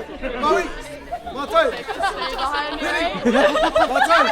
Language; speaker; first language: Māori; non-native, learner; English